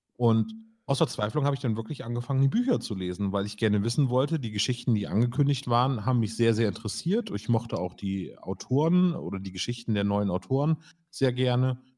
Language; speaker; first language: German; native; German